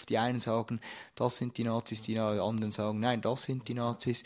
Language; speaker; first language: German; native; German